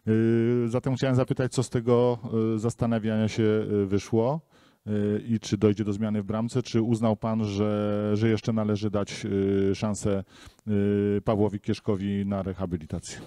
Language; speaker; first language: Polish; native; Polish